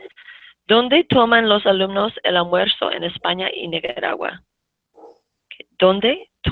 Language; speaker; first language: Spanish; non-native, fluent; English